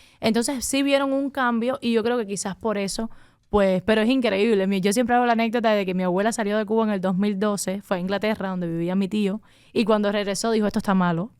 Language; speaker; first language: Spanish; native; Spanish